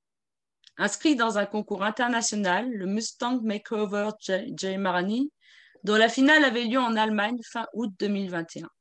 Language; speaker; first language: French; native; French